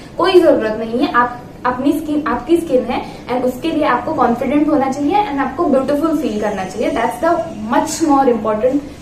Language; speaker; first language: Hindi; non-native, local second language; Marathi